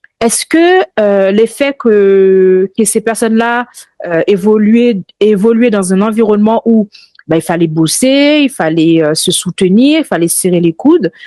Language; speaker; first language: French; early bilingual, other home language; Haitian Creole